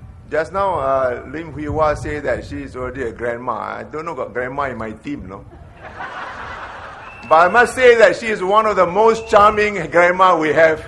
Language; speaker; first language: English; non-native, local second language; Malay